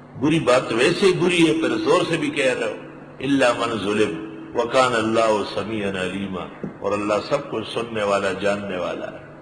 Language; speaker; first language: Urdu; non-native, local second language; Pashto